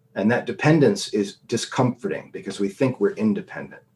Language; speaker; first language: English; native; English